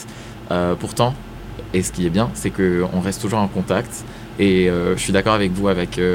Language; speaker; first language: French; non-native, local second language; Arabic